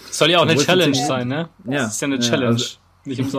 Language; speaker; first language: German; native; German